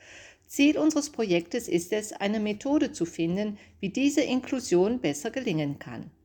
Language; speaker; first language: German; native; German